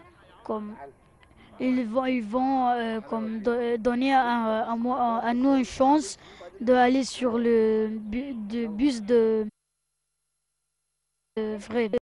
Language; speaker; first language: French; non-native, fluent; Arabic